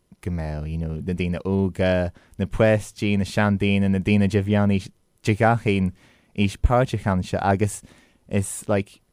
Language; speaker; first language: Irish; non-native, local second language; English